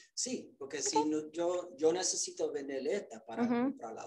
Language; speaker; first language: Spanish; early bilingual, other home language; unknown